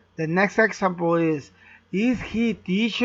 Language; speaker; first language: English; non-native, learner; Spanish